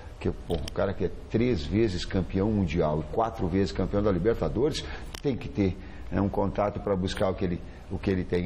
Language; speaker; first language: Portuguese; native; Portuguese